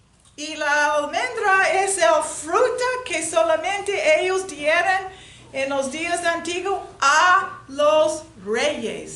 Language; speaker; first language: Spanish; non-native, learner; English